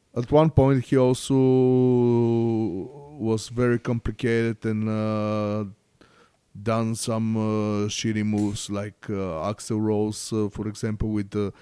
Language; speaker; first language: English; non-native, learner; Bulgarian